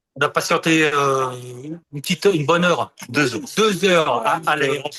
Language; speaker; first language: French; native; French